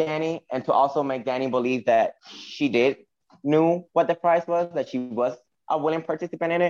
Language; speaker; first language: English; non-native, fluent; Spanish